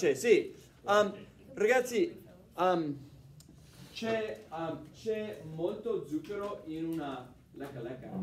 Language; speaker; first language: Italian; non-native, fluent; English